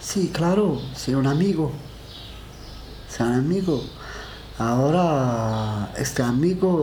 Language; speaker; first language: Spanish; non-native, learner; Arabic